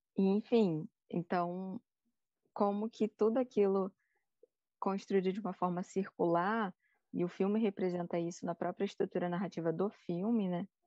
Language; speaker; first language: Portuguese; native; Portuguese